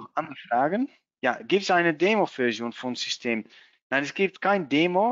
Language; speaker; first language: German; non-native, learner; Dutch